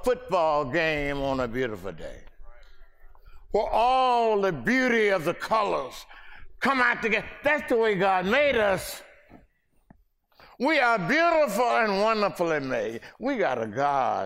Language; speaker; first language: English; early bilingual, other home language; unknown